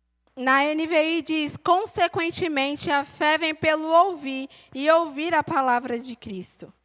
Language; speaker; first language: Portuguese; native; Portuguese